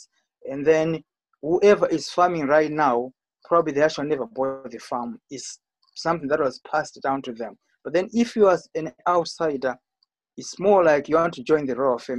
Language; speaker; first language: English; non-native, local second language; Shona